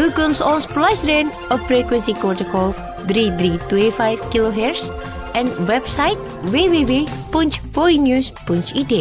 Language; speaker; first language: Dutch; non-native, fluent; Indonesian